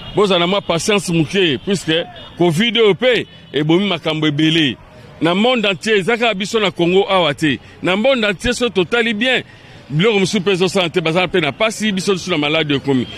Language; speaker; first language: Lingala; native; Lingala